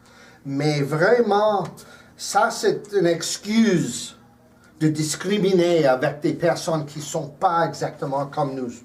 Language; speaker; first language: French; non-native, local second language; English